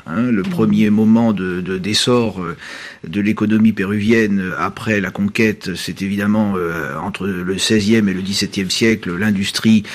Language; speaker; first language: French; native; French